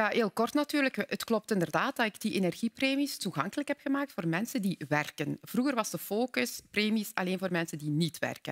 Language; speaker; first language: Dutch; native; Dutch